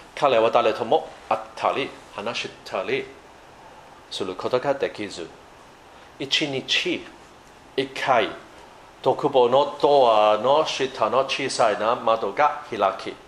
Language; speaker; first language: Japanese; non-native, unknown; English